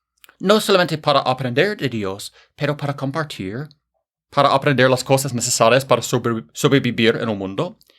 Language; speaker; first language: Spanish; non-native, fluent; English